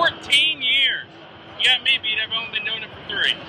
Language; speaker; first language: English; native; English